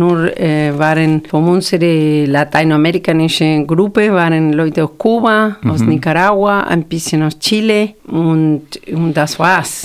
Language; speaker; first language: German; non-native, fluent; Spanish